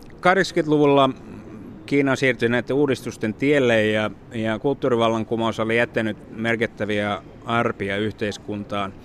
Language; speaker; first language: Finnish; native; Finnish